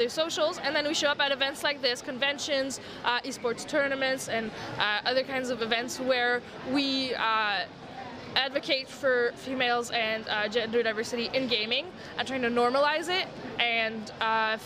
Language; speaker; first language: English; non-native, fluent; French